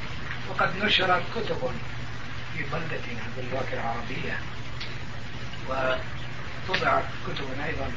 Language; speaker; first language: Arabic; non-native, fluent; Turkish